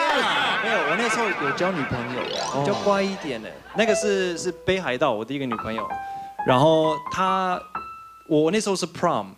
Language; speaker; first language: Chinese; early bilingual, heritage; Chinese